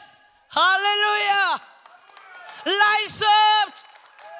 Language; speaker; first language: English; non-native, learner; Korean